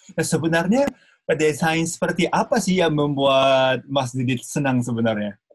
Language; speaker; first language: Indonesian; non-native, fluent; Japanese